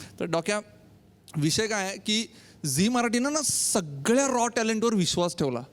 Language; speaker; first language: Marathi; native; Marathi